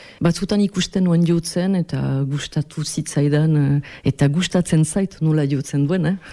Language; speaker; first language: Basque; non-native, local second language; French